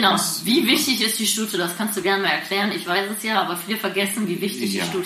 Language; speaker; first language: German; native; German